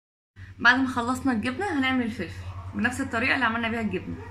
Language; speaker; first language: Arabic; native; Arabic